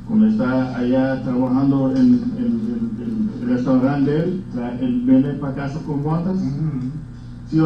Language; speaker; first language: Spanish; non-native, fluent; English